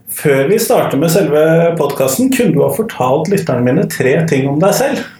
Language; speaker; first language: Norwegian; native; Norwegian